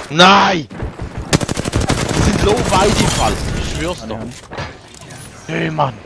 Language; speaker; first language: German; native; German